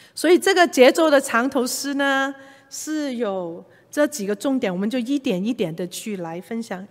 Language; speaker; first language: Chinese; non-native, local second language; Cantonese